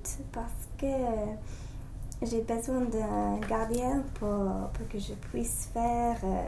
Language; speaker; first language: French; non-native, learner; English